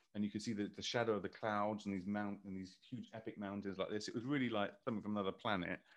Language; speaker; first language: English; native; English